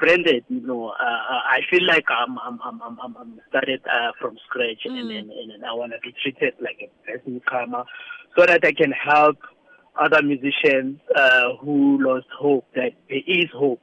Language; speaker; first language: English; non-native, local second language; Zulu